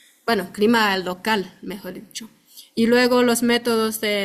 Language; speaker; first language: Spanish; non-native, fluent; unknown